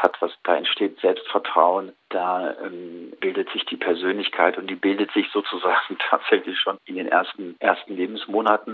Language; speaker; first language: German; native; German